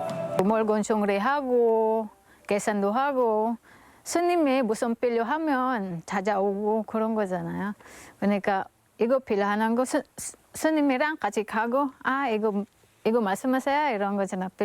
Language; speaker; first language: Korean; non-native, learner; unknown